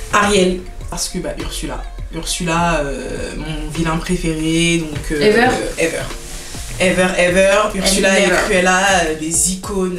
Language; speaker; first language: French; native; French